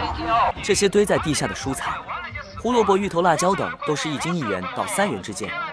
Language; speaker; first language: Chinese; native; Chinese